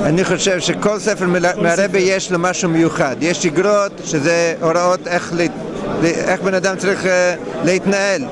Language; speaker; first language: Hebrew; non-native, fluent; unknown